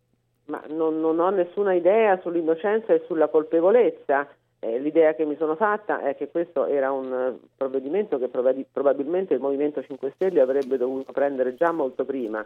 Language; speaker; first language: Italian; native; Italian